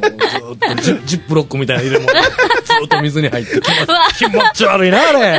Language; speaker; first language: Japanese; native; Japanese